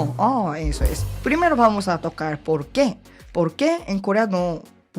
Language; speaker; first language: Spanish; non-native, learner; Korean